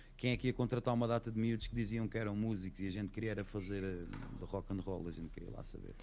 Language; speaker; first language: Portuguese; native; Portuguese